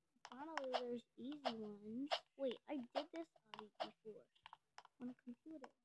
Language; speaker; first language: English; native; English